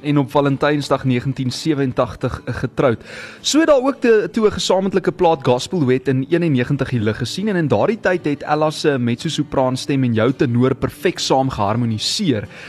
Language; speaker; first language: Afrikaans; native; Afrikaans